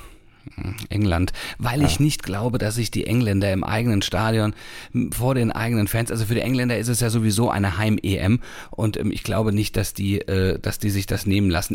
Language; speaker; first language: German; native; German